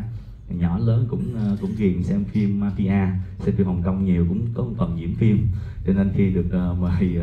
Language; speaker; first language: Vietnamese; native; Vietnamese